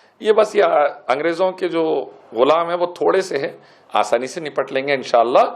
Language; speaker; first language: Urdu; native; Urdu